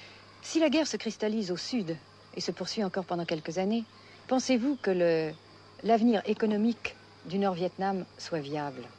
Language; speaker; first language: French; native; French